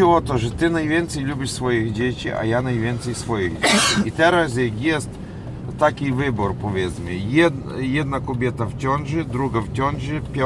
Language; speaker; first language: Polish; non-native, learner; Ukrainian